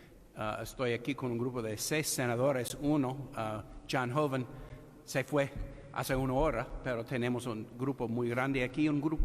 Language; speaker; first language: Spanish; non-native, fluent; English